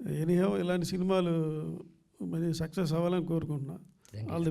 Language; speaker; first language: Telugu; native; Telugu